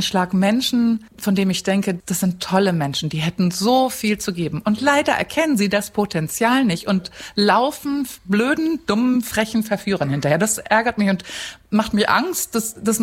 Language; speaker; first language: German; native; German